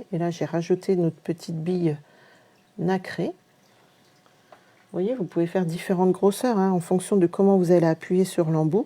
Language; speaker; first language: French; native; French